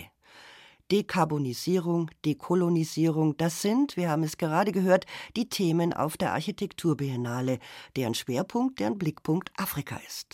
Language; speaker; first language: German; native; German